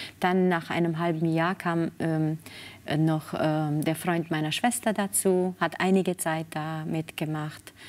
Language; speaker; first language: German; non-native, fluent; Spanish